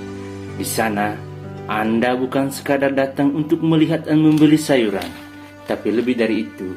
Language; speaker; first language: Indonesian; native; Indonesian